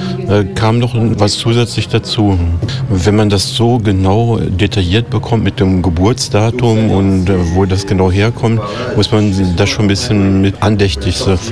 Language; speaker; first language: German; native; German